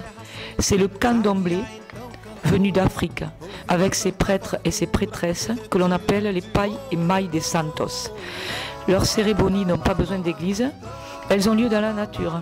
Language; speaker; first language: French; native; French